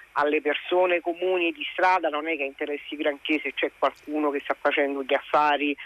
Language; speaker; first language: Italian; native; Italian